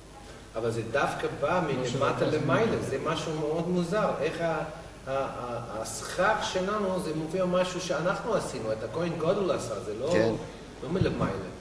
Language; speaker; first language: Hebrew; non-native, learner; English